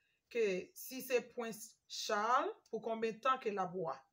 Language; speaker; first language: French; non-native, learner; Haitian Creole